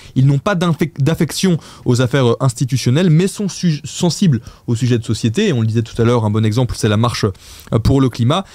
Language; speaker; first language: French; native; French